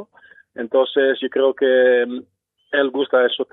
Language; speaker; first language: Spanish; non-native, fluent; Dutch